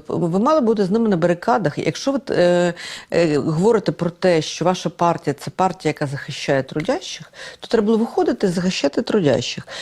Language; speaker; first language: Ukrainian; non-native, local second language; Russian